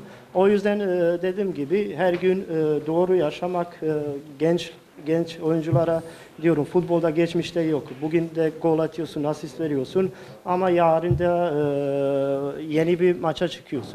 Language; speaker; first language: Turkish; non-native, fluent; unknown